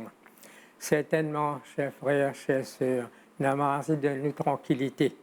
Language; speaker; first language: French; non-native, local second language; Morisyen